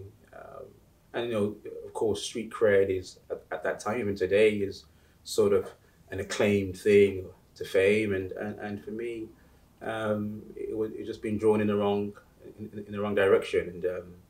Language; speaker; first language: English; native; English